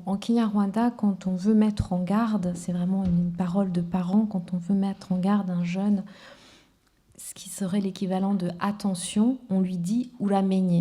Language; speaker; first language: French; non-native, local second language; Kinyarwanda